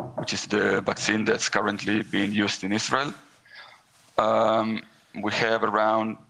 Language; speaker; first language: English; non-native, fluent; Hebrew